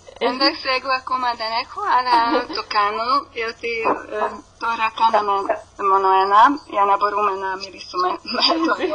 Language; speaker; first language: Greek; non-native, learner; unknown